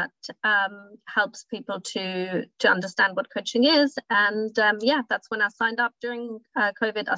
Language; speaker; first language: English; non-native, fluent; German